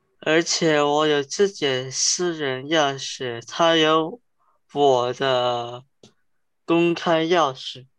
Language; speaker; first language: Chinese; early bilingual, heritage; Chinese